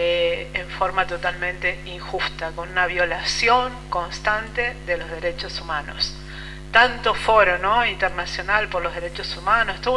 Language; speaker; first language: Spanish; native; Spanish